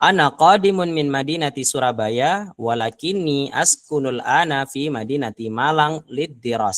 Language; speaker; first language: Arabic; non-native, fluent; Indonesian